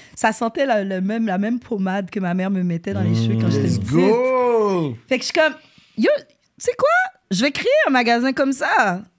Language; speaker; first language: French; native; French